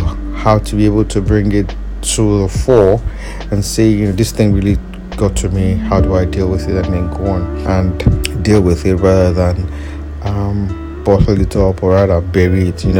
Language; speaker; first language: English; non-native, local second language; Yoruba